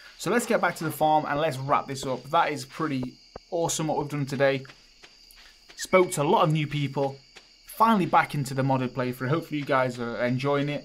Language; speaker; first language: English; native; English